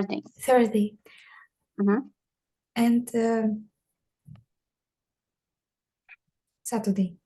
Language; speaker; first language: English; non-native, learner; Russian